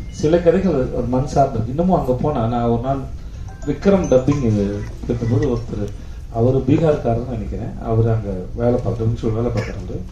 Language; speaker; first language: Tamil; native; Tamil